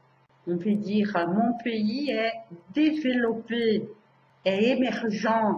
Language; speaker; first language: French; non-native, fluent; Portuguese